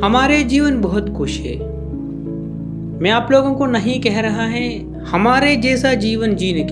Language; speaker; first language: Hindi; non-native, fluent; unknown